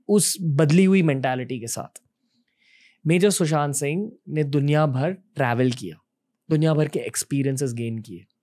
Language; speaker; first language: Hindi; native; Hindi